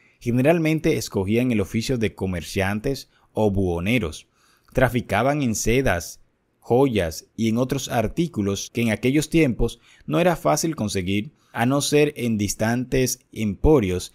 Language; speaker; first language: Spanish; native; Spanish